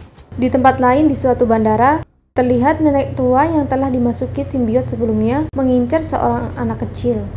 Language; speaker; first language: Indonesian; native; Indonesian